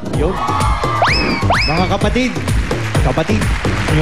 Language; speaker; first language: Filipino; native; Filipino